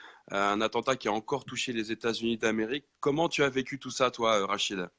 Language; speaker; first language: French; native; French